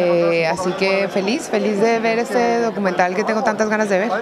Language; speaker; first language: Spanish; native; Spanish